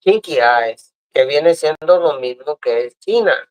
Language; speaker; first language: Spanish; early bilingual, other home language; English